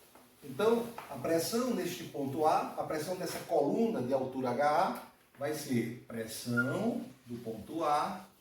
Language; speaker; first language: Portuguese; native; Portuguese